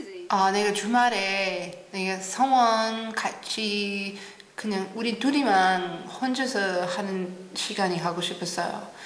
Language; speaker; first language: Korean; non-native, learner; English